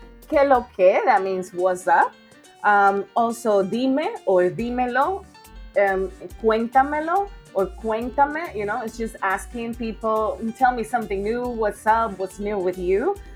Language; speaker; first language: English; non-native, fluent; Spanish